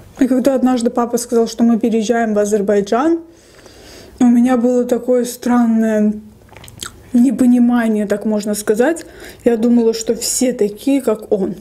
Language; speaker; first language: Russian; non-native, local second language; Lezghian